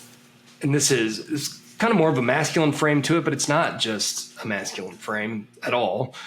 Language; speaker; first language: English; native; English